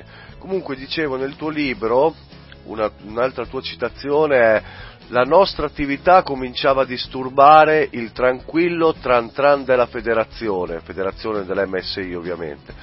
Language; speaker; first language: Italian; native; Italian